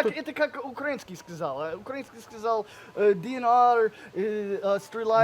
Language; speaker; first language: Russian; non-native, learner; English